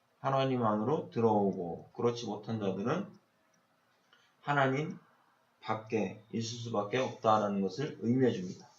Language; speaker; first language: Korean; native; Korean